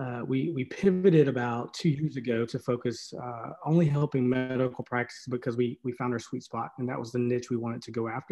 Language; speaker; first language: English; native; English